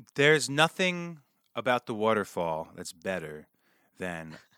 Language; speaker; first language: English; native; English